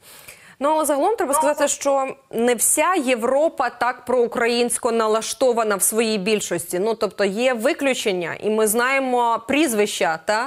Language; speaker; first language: Ukrainian; native; Ukrainian